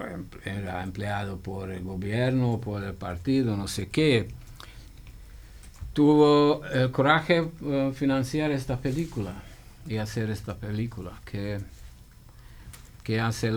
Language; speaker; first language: Spanish; non-native, fluent; Hungarian